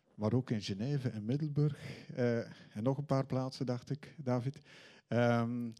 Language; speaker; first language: Dutch; native; Dutch